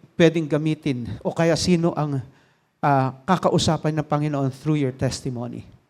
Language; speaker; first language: Filipino; native; Filipino